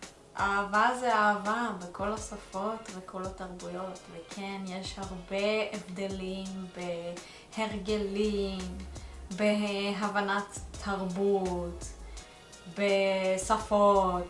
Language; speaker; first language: Hebrew; early bilingual, other home language; Russian